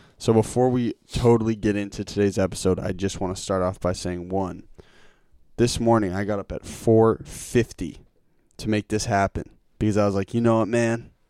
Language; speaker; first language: English; native; English